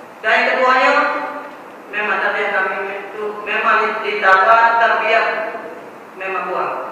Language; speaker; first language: Malay; native; Malay